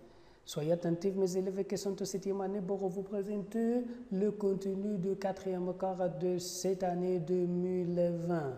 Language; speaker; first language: French; non-native, fluent; Arabic